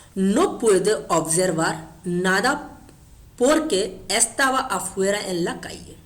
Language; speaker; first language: Spanish; non-native, fluent; Hindi